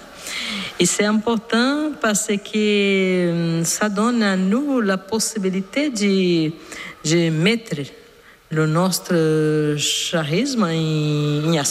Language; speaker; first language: French; non-native, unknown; Portuguese